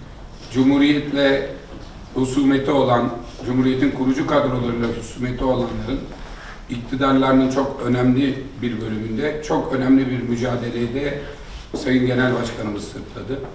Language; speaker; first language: Turkish; native; Turkish